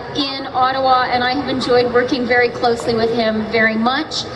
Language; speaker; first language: English; native; English